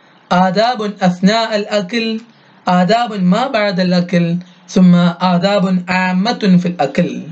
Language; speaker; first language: Arabic; non-native, fluent; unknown